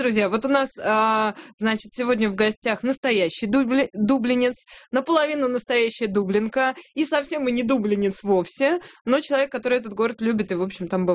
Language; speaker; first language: Russian; native; Russian